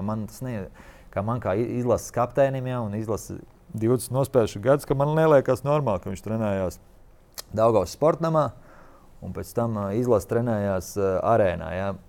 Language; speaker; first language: Latvian; native; Latvian